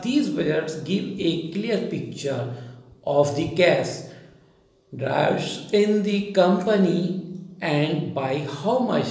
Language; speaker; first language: English; non-native, local second language; Hindi